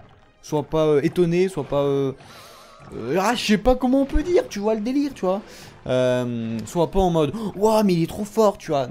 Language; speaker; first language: French; native; French